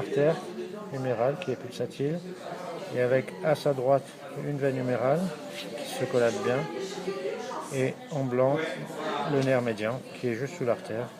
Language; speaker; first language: French; native; French